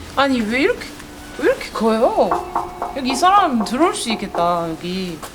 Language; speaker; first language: Korean; non-native, fluent; French